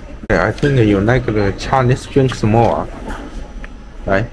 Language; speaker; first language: English; non-native, learner; Chinese